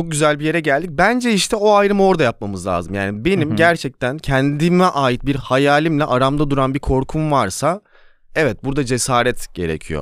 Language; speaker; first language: Turkish; native; Turkish